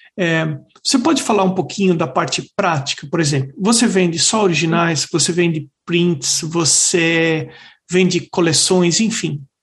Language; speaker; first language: Portuguese; native; Portuguese